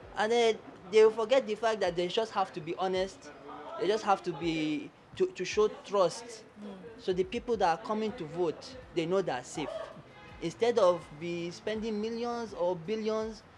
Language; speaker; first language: Nigerian Pidgin; early bilingual, other home language; Arabic